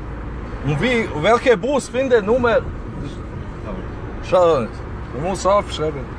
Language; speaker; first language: German; non-native, learner; Serbian